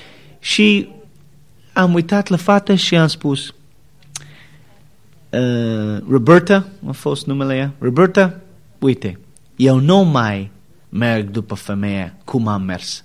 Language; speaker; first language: Romanian; non-native, learner; English